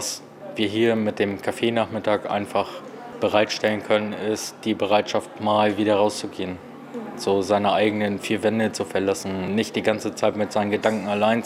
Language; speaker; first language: German; native; German